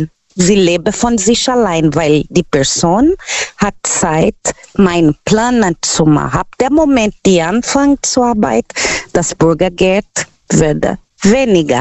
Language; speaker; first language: German; non-native, learner; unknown